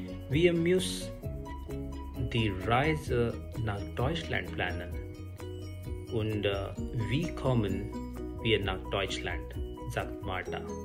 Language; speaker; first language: German; non-native, learner; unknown